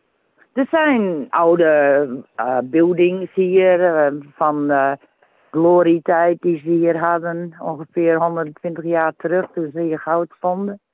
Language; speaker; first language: Dutch; early bilingual, heritage; Dutch